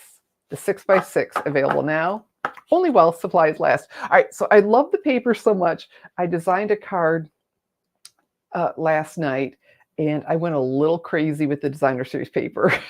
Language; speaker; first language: English; native; English